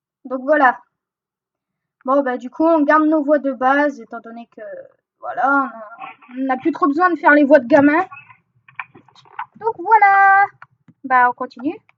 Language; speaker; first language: French; native; French